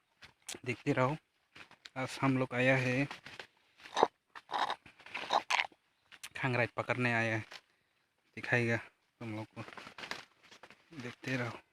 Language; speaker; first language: Hindi; non-native, local second language; Kok Borok